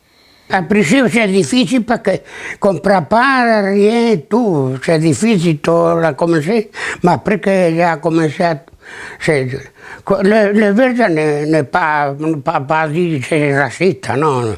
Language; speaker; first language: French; non-native, learner; Spanish